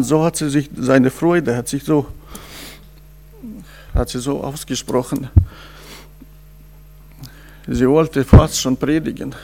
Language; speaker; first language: German; non-native, fluent; Russian